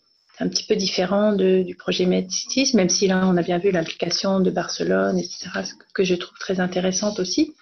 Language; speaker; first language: French; native; French